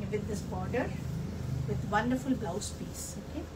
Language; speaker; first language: English; non-native, local second language; Bangla